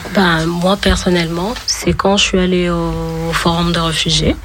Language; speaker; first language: French; non-native, local second language; Lingala